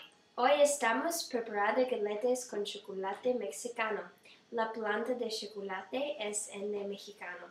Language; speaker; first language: Spanish; non-native, learner; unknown